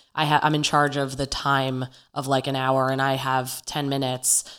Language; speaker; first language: English; native; English